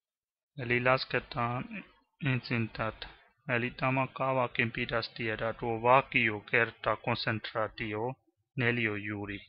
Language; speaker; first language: Finnish; non-native, learner; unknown